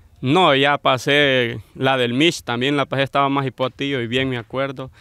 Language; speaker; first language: Spanish; native; Spanish